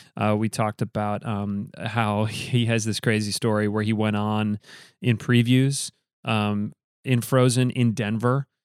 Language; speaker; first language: English; native; English